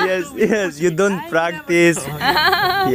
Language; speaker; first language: English; non-native, learner; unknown